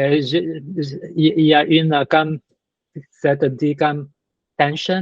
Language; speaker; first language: French; non-native, learner; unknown